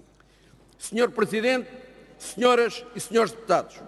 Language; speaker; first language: Portuguese; native; Portuguese